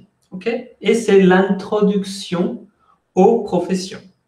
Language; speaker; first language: French; non-native, fluent; Spanish